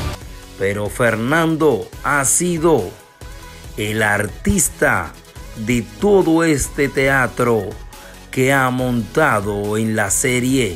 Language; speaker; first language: Spanish; native; Spanish